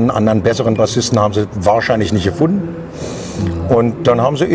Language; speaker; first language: German; native; German